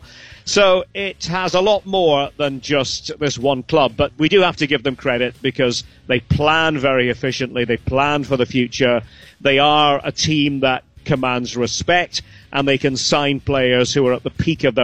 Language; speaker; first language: English; native; English